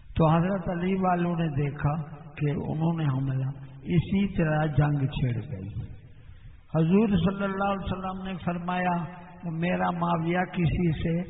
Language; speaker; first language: Urdu; non-native, local second language; Punjabi